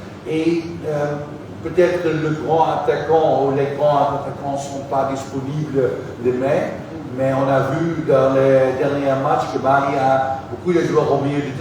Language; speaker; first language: French; non-native, fluent; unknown